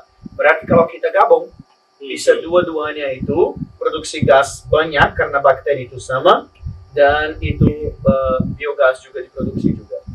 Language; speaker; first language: Indonesian; non-native, learner; Spanish